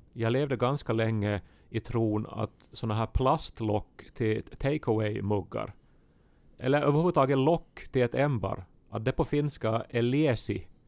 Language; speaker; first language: Swedish; native; Swedish